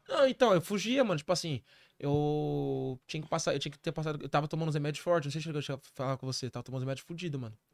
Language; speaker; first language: Portuguese; native; Portuguese